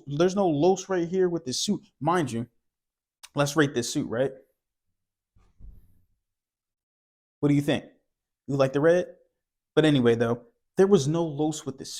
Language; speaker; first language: English; native; English